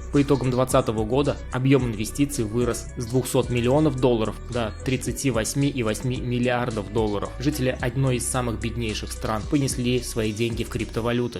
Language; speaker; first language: Russian; native; Russian